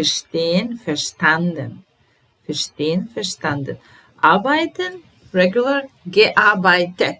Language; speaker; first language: German; non-native, fluent; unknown